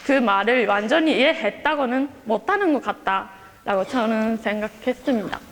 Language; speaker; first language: Korean; non-native, fluent; Japanese